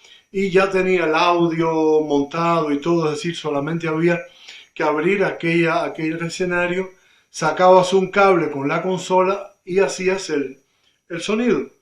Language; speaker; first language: Spanish; native; Spanish